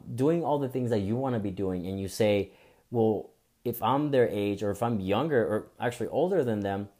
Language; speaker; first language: English; early bilingual, other home language; Spanish